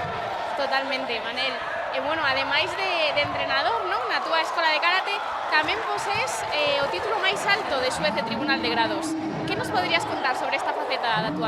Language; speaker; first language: Galician; native; Galician